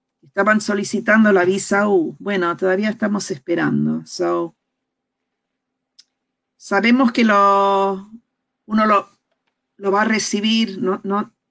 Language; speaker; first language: Spanish; early bilingual, heritage; Spanish